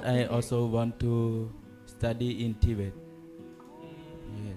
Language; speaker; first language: English; non-native, learner; Thai